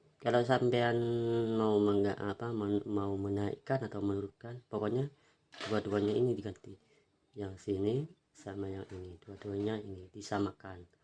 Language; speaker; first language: Indonesian; non-native, local second language; Madurese